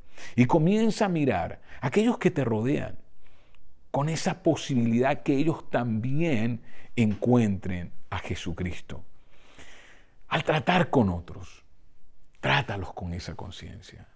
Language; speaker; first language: Spanish; native; Spanish